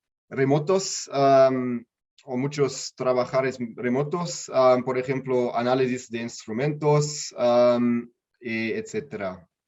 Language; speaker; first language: Spanish; non-native, learner; German